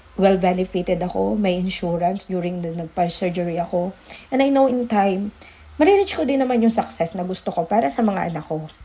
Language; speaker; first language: Filipino; native; Filipino